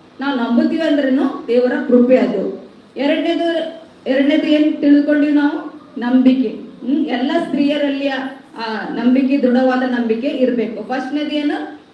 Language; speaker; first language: Kannada; non-native, local second language; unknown